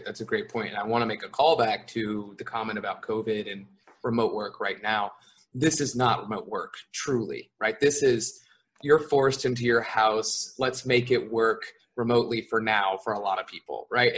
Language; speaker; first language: English; native; English